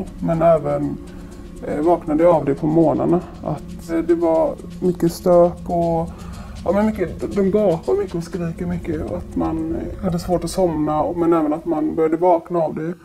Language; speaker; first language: Swedish; native; Swedish